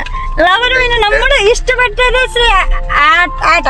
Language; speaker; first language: Malayalam; non-native, local second language; Hindi